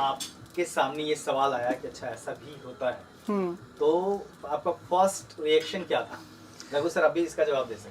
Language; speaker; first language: Hindi; native; Hindi